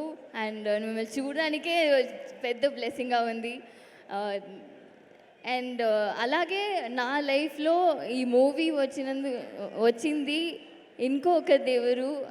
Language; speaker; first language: Telugu; non-native, local second language; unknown